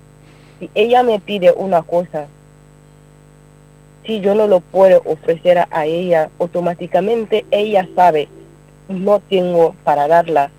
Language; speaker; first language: Spanish; non-native, learner; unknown